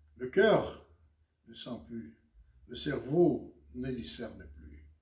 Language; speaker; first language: French; non-native, fluent; Portuguese